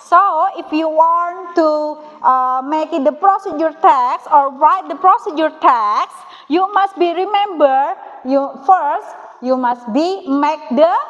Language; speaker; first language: English; non-native, learner; Indonesian